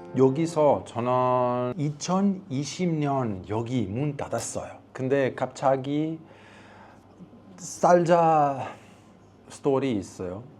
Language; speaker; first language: Korean; non-native, learner; Italian